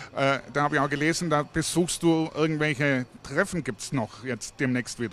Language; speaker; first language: German; native; German